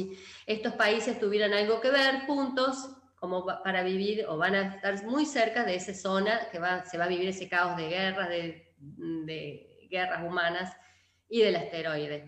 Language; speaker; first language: Spanish; native; Spanish